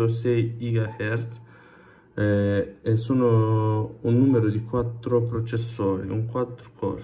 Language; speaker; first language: Italian; non-native, fluent; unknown